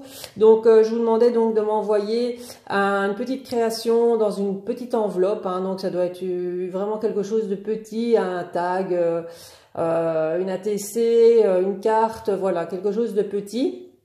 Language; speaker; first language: French; native; French